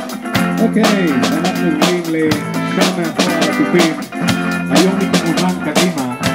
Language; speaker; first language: Hebrew; native; Hebrew